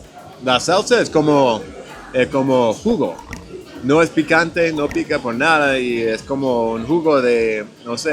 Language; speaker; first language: Spanish; non-native, fluent; English